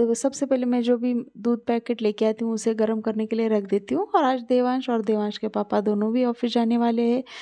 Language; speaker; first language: Hindi; non-native, local second language; Marathi